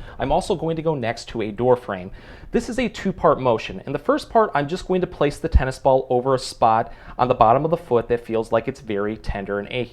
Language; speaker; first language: English; native; English